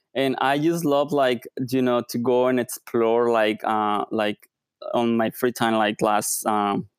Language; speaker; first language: English; non-native, fluent; Spanish